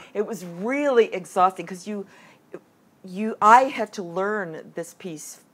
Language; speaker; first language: English; native; English